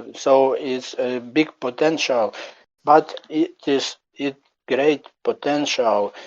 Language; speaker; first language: English; non-native, learner; Ukrainian